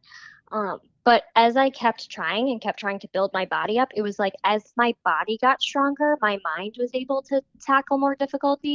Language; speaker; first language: English; native; English